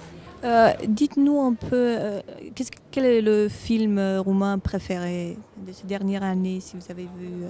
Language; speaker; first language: French; non-native, fluent; Romanian